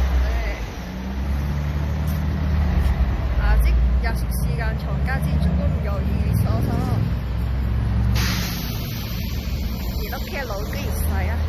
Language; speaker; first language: Korean; non-native, fluent; Cantonese